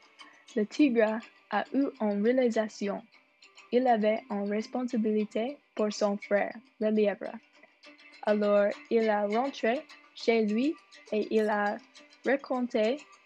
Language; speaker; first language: French; non-native, learner; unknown